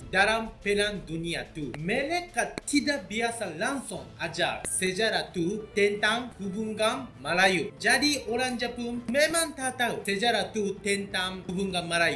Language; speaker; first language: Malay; non-native, fluent; Japanese